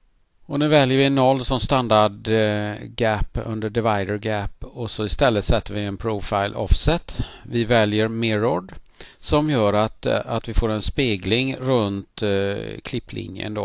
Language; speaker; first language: Swedish; native; Swedish